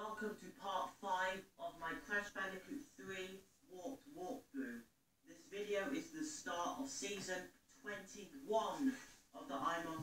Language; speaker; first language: English; native; English